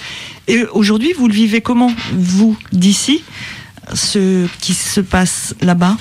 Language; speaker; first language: French; native; French